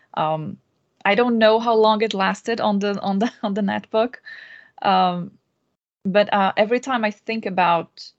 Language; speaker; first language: English; non-native, fluent; Portuguese